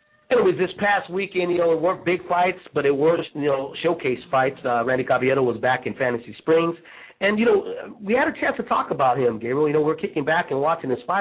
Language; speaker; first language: English; early bilingual, other home language; Spanish